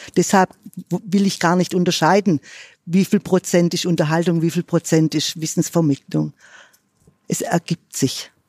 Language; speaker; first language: German; native; German